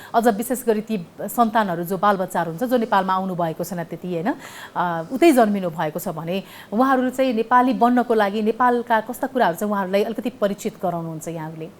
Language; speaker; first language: Nepali; native; Nepali